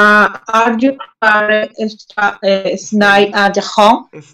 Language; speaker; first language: English; non-native, learner; Spanish